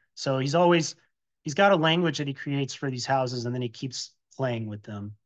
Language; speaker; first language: English; native; English